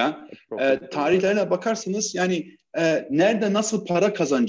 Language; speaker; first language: Turkish; early bilingual, heritage; Turkish